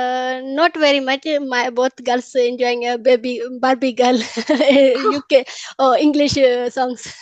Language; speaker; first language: English; non-native, learner; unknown